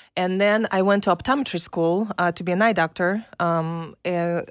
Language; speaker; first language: English; non-native, fluent; Russian